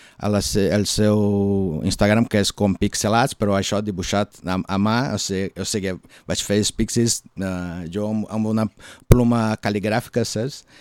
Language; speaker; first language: Catalan; non-native, learner; Portuguese